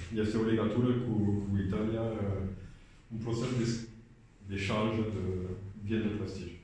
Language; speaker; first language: Romanian; non-native, learner; French